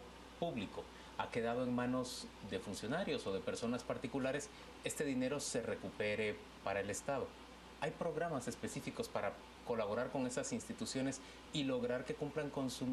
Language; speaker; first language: Spanish; native; Spanish